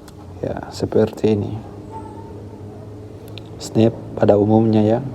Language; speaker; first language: Indonesian; native; Indonesian